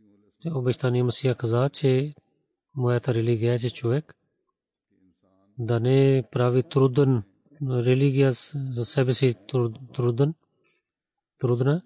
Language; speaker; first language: Bulgarian; non-native, learner; Urdu